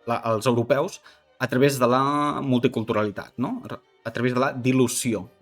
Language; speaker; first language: Catalan; native; Catalan